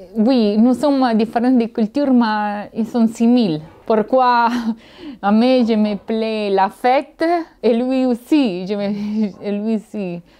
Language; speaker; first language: French; non-native, learner; Italian